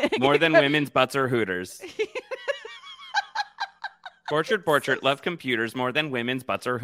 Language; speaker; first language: English; native; English